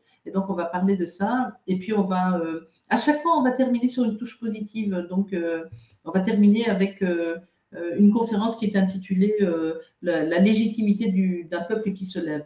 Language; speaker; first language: French; native; French